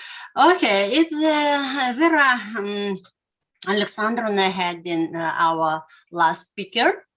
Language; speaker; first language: English; non-native, learner; Russian